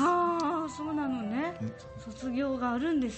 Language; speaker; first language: Japanese; native; Japanese